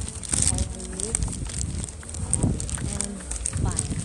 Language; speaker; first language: English; non-native, learner; Japanese